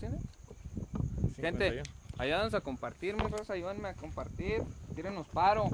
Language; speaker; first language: Spanish; native; Spanish